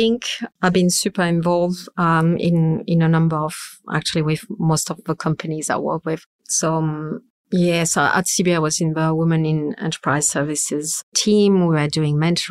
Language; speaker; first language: English; non-native, fluent; French